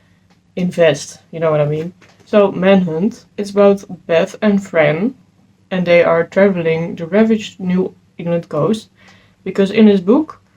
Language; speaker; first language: English; non-native, fluent; Dutch